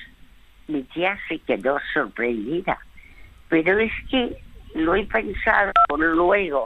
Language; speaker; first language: Spanish; early bilingual, other home language; French